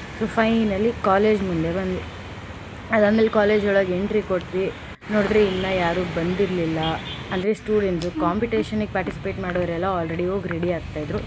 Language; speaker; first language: Kannada; non-native, local second language; Lambadi